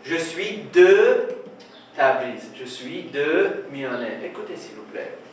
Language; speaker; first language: French; non-native, fluent; Persian